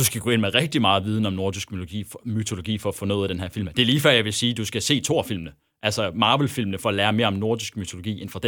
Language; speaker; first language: Danish; native; Danish